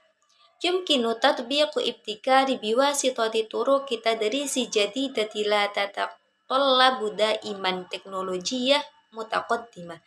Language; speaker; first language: Arabic; non-native, learner; Indonesian